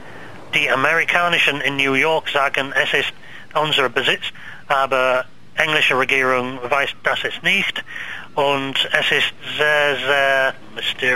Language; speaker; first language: German; non-native, learner; English